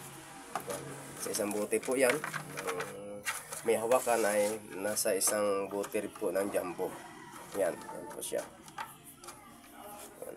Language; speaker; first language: Filipino; native; Filipino